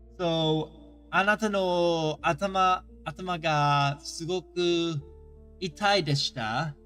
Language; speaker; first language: Japanese; non-native, learner; English